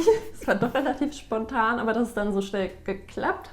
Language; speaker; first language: German; native; German